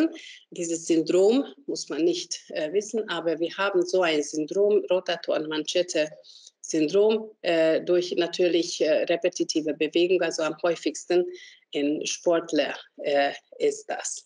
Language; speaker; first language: German; non-native, fluent; Hungarian